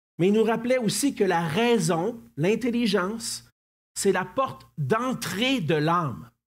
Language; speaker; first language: French; native; French